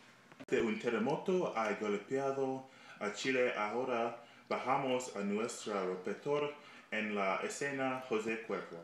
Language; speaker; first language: Spanish; non-native, learner; English